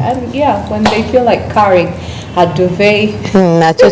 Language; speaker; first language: English; non-native, local second language; Ganda